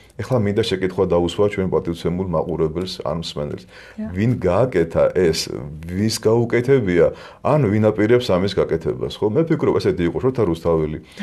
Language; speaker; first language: Georgian; native; Georgian